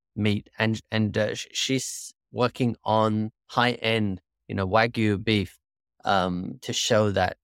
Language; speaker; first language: English; native; English